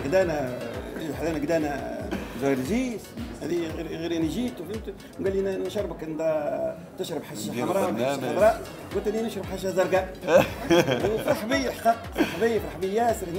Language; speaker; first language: Arabic; native; Arabic